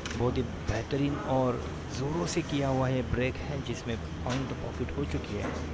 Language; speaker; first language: Hindi; non-native, local second language; Marathi